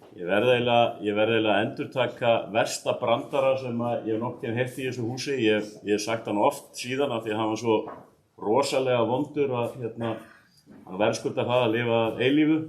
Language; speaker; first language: Icelandic; native; Icelandic